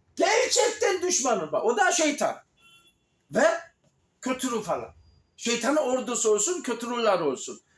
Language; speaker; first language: Turkish; non-native, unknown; Korean